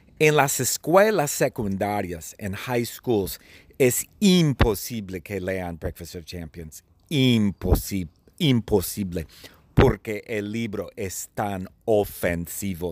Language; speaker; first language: Spanish; non-native, fluent; English